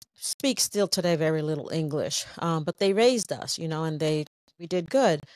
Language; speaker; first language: English; native; English